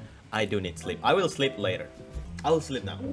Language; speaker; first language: English; non-native, fluent; Indonesian